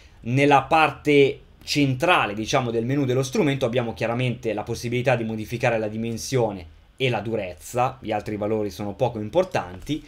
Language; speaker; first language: Italian; native; Italian